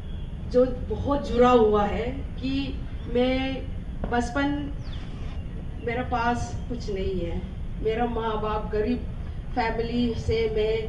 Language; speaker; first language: Hindi; non-native, local second language; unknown